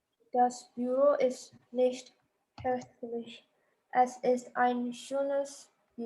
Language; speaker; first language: German; non-native, learner; Indonesian